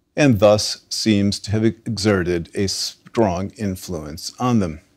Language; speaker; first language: English; native; English